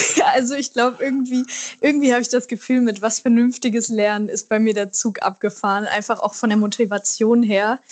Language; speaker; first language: German; native; German